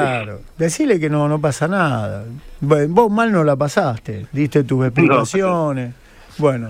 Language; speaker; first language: Spanish; native; Spanish